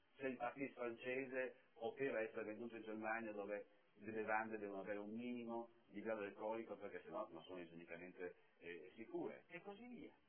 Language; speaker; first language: Italian; native; Italian